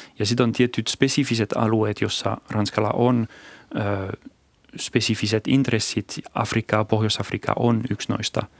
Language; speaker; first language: Finnish; non-native, fluent; French